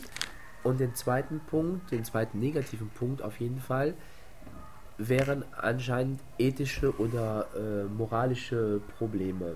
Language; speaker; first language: German; non-native, fluent; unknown